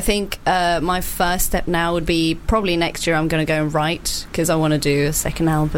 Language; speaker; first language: English; non-native, fluent; Norwegian